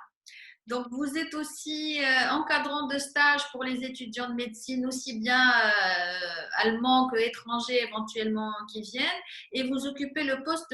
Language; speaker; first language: French; non-native, local second language; Arabic